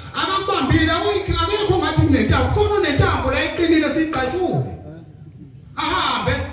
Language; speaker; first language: Zulu; native; Zulu